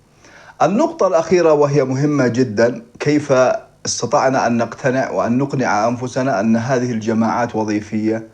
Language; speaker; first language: Arabic; native; Arabic